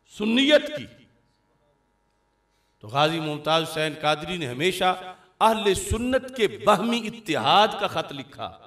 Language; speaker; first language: Urdu; non-native, local second language; Punjabi